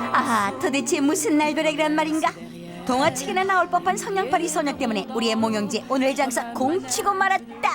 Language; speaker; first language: Korean; native; Korean